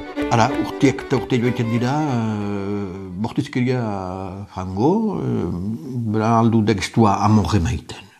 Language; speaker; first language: Basque; native; Basque